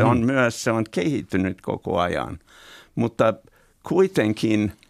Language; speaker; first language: Finnish; non-native, fluent; English